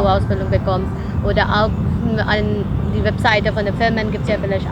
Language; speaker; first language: German; non-native, fluent; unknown